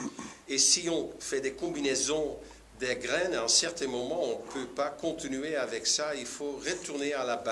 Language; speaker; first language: French; non-native, learner; Dutch